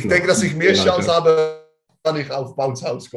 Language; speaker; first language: German; non-native, learner; Dutch